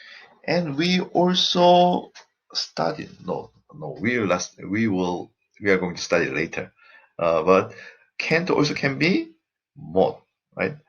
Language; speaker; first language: English; non-native, fluent; Korean